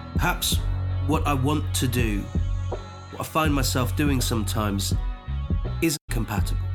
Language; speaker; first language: English; native; English